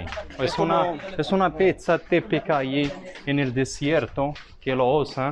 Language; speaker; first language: Spanish; non-native, fluent; Arabic